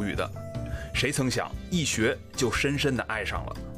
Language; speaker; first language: Chinese; native; Chinese